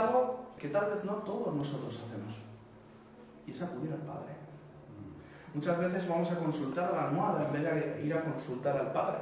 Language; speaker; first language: Spanish; native; Spanish